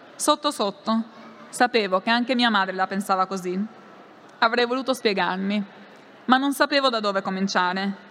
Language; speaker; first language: Italian; non-native, fluent; Albanian